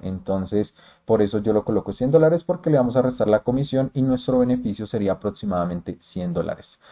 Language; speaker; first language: Spanish; native; Spanish